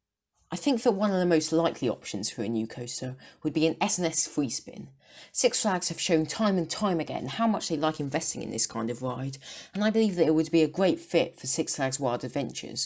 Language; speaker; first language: English; native; English